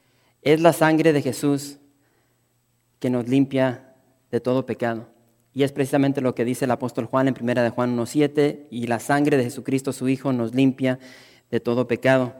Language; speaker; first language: Spanish; native; Spanish